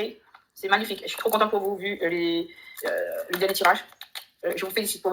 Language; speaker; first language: French; native; French